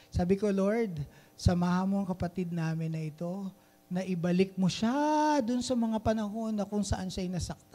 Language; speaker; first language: Filipino; native; Filipino